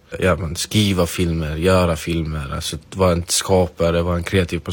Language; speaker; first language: Swedish; non-native, fluent; Arabic